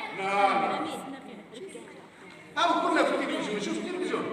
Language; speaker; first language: Arabic; native; Arabic